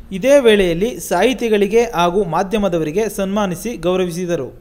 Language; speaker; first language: Kannada; native; Kannada